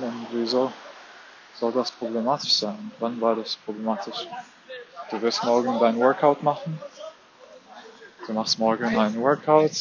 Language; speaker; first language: German; non-native, fluent; Arabic